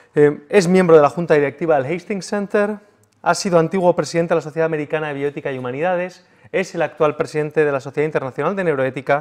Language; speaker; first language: Spanish; native; Spanish